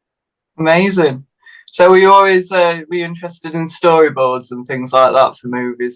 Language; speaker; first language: English; native; English